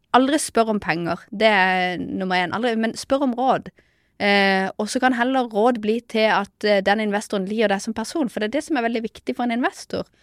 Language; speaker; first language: Norwegian; native; Norwegian